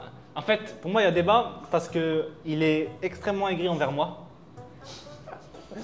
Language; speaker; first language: French; native; French